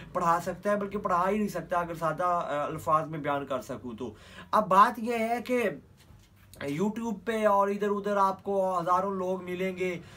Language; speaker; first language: Urdu; non-native, local second language; Punjabi